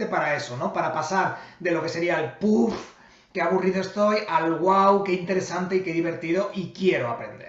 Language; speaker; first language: Spanish; native; Spanish